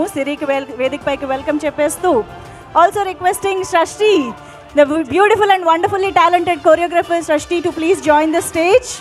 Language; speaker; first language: Telugu; native; Telugu